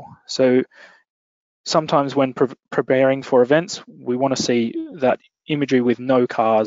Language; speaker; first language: English; native; English